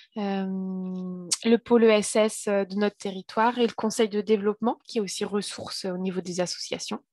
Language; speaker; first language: French; native; French